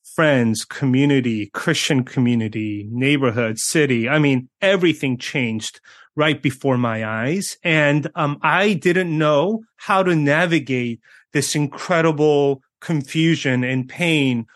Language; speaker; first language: English; early bilingual, other home language; Korean